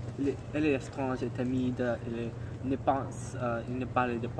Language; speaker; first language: French; non-native, learner; English